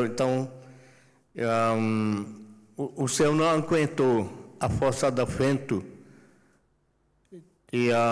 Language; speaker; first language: Portuguese; non-native, local second language; Yanomámi